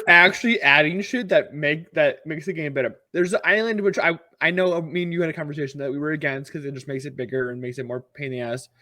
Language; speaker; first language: English; native; English